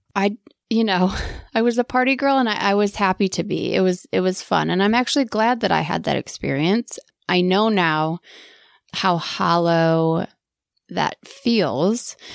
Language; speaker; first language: English; native; English